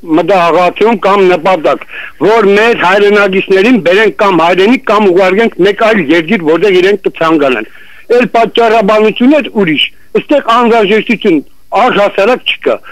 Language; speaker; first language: Armenian; native; Armenian